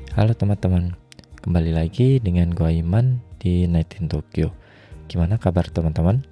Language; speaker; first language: Indonesian; native; Indonesian